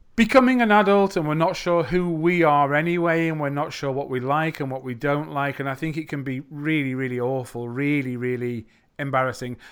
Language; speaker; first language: English; native; English